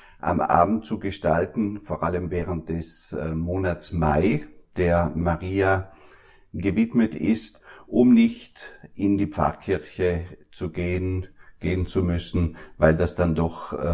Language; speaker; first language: German; native; German